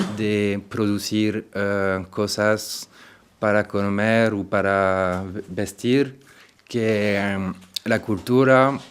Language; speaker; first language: Spanish; non-native, fluent; French